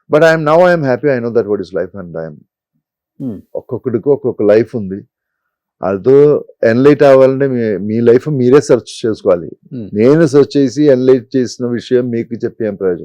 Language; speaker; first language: Telugu; non-native, learner; Malayalam